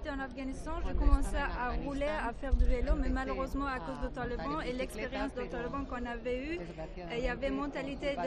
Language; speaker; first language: French; non-native, fluent; Persian